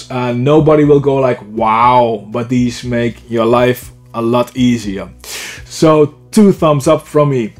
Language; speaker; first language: English; non-native, fluent; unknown